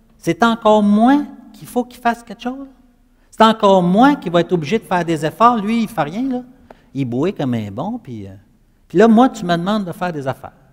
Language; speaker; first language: French; native; French